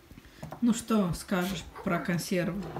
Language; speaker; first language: Russian; non-native, fluent; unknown